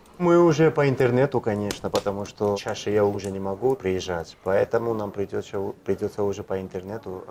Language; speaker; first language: Russian; non-native, fluent; Georgian